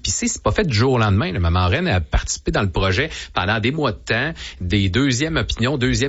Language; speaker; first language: French; native; French